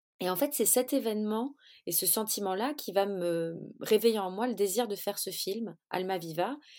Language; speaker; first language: French; early bilingual, other home language; Portuguese